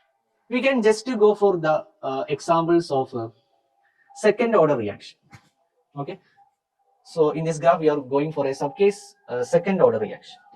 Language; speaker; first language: English; non-native, local second language; Malayalam